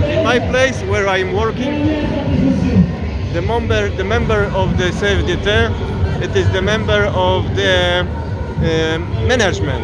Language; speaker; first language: English; non-native, fluent; Polish